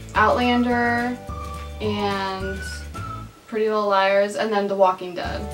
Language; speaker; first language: English; native; English